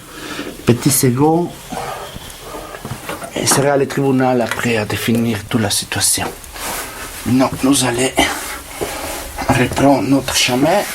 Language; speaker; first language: French; non-native, learner; Italian